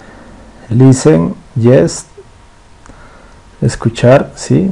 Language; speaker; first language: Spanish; native; Spanish